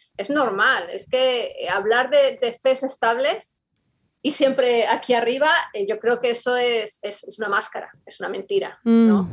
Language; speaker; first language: Spanish; native; Spanish